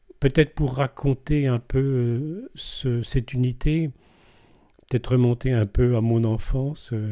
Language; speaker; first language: French; native; French